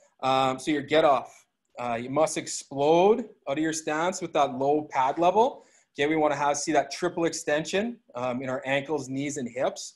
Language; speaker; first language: English; native; English